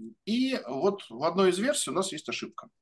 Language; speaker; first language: Russian; native; Russian